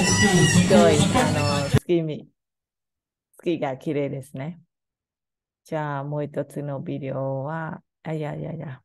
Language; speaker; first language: Japanese; non-native, learner; Khmer